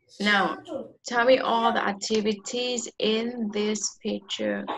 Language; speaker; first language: English; non-native, learner; Vietnamese